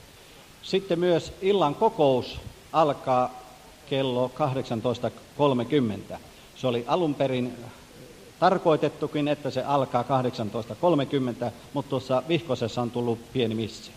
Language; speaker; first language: Finnish; native; Finnish